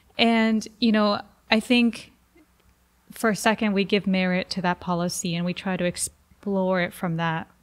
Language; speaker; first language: English; early bilingual, other home language; Spanish